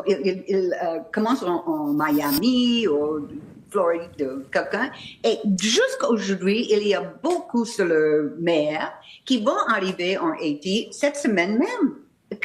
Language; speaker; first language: French; non-native, fluent; English